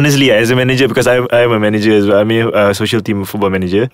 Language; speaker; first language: English; non-native, local second language; Malay